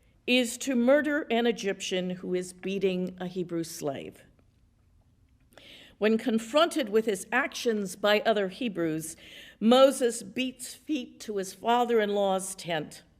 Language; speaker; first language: English; native; English